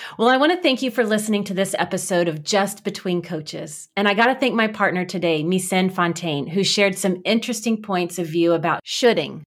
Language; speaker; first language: English; native; English